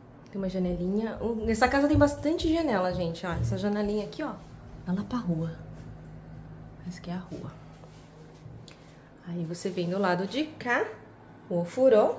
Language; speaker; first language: Portuguese; native; Portuguese